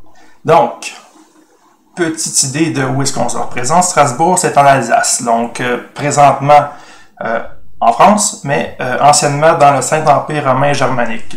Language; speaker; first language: French; native; French